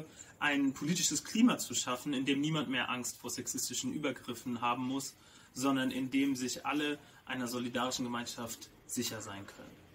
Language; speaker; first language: German; native; German